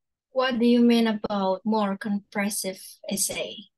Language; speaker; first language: English; non-native, fluent; Indonesian